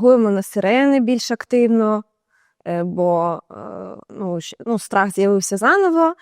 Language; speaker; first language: Ukrainian; native; Ukrainian